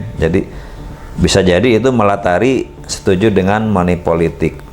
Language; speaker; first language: Indonesian; native; Indonesian